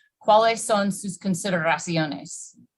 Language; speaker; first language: Spanish; non-native, fluent; English